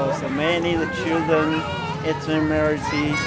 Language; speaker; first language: English; non-native, learner; Hmong